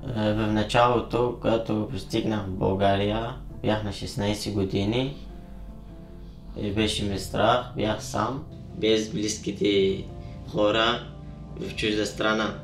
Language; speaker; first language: Bulgarian; non-native, fluent; Arabic